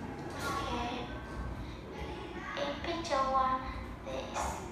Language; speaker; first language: English; non-native, learner; Vietnamese